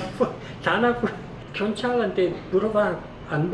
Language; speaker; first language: Korean; non-native, learner; Portuguese